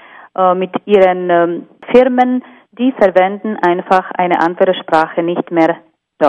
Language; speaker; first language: German; non-native, fluent; Slovak